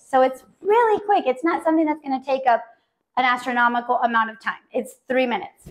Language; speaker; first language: English; native; English